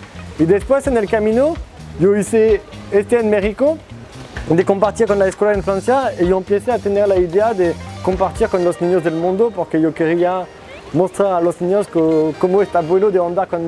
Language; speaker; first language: Spanish; non-native, learner; French